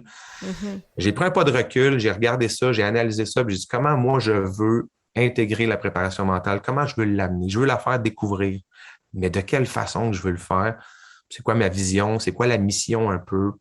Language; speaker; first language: French; native; French